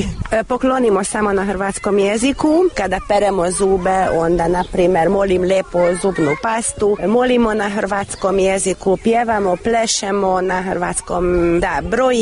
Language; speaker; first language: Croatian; non-native, local second language; Hungarian